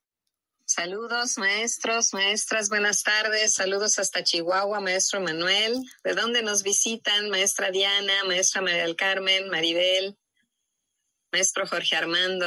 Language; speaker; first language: Spanish; native; Spanish